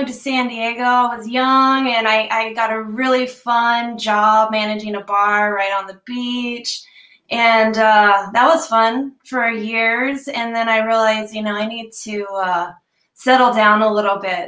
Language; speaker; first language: English; native; English